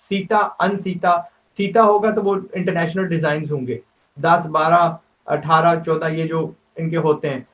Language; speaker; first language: Urdu; native; Urdu